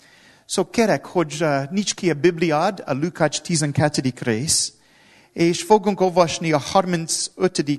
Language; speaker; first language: Hungarian; non-native, learner; English